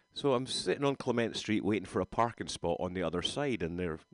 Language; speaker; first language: English; native; English